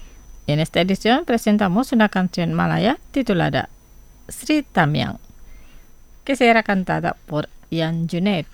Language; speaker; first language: Spanish; non-native, fluent; Indonesian